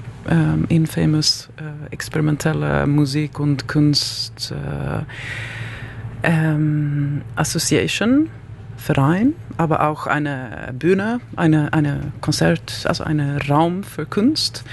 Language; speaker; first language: German; non-native, learner; Swedish